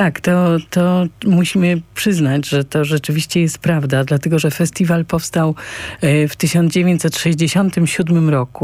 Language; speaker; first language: Polish; native; Polish